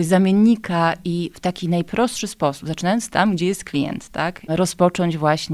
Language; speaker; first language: Polish; native; Polish